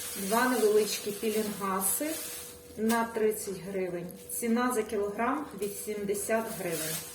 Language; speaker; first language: Ukrainian; non-native, local second language; Russian